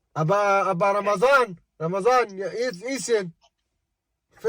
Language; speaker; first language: German; non-native, learner; Arabic